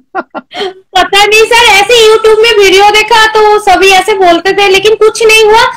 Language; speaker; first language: Hindi; non-native, local second language; Bangla